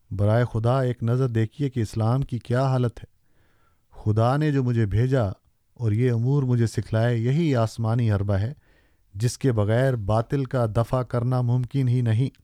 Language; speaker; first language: Urdu; native; Urdu